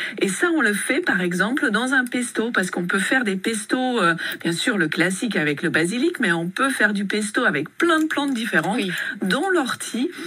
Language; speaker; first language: French; native; French